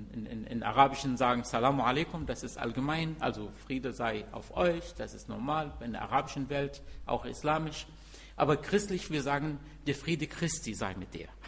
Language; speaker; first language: German; non-native, fluent; Arabic